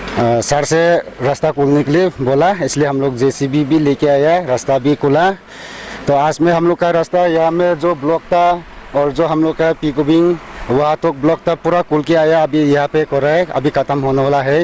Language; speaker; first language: Hindi; non-native, local second language; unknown